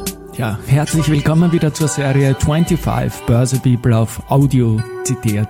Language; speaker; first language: German; native; German